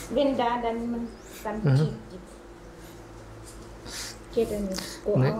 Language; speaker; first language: German; non-native, learner; Thai